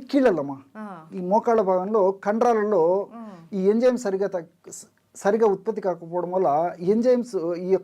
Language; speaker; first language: Telugu; native; Telugu